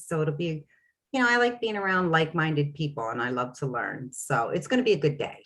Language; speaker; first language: English; native; English